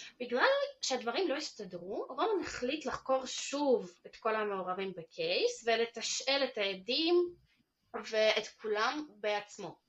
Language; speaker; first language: Hebrew; early bilingual, other home language; Russian